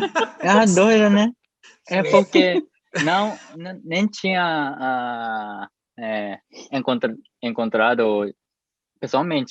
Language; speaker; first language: Portuguese; non-native, fluent; Japanese